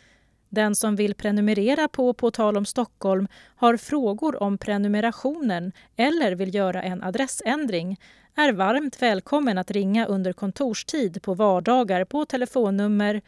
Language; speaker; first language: Swedish; native; Swedish